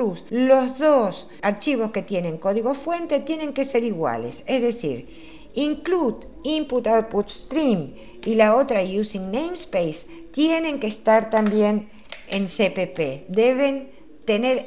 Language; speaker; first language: Spanish; native; Spanish